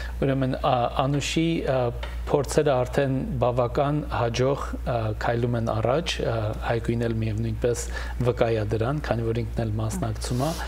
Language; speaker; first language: Armenian; native; Armenian